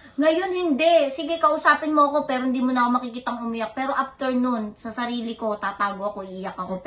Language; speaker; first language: Filipino; native; Filipino